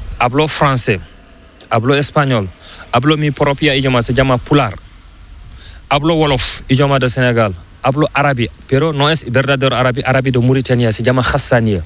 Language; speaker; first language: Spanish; non-native, learner; Fula